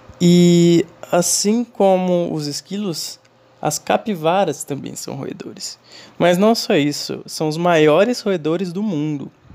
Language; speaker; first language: Portuguese; non-native, fluent; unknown